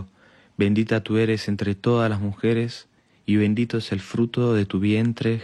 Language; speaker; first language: Spanish; native; Spanish